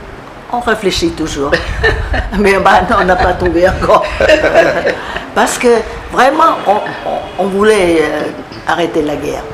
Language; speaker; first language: French; non-native, local second language; Vietnamese